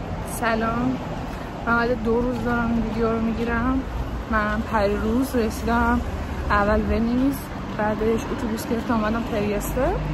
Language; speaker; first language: Persian; native; Persian